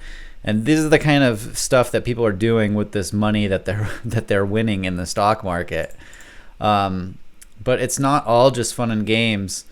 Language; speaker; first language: English; native; English